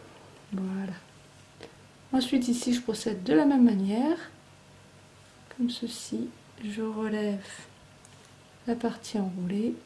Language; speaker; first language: French; native; French